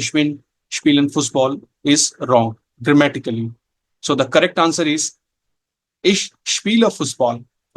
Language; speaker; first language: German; non-native, fluent; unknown